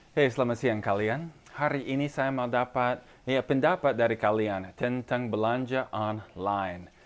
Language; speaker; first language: Indonesian; non-native, fluent; English